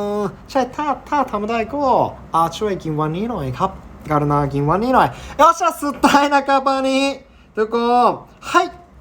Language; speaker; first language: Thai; non-native, learner; Japanese